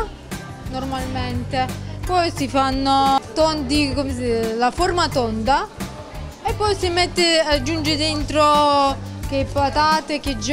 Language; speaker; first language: Italian; non-native, learner; Ukrainian